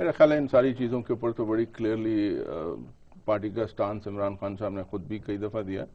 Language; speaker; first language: Urdu; non-native, local second language; Pashto